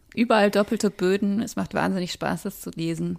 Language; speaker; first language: German; native; German